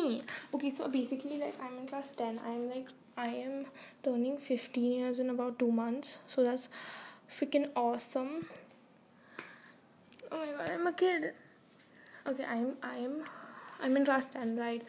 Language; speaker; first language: English; non-native, local second language; Hindi